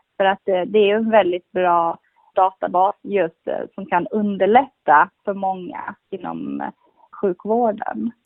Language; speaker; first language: Swedish; early bilingual, other home language; Kurdish